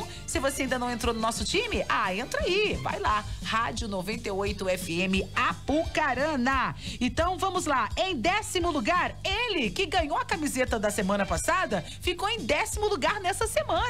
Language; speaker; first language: Portuguese; native; Portuguese